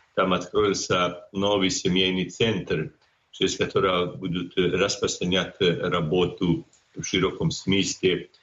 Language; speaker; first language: Ukrainian; non-native, learner; Croatian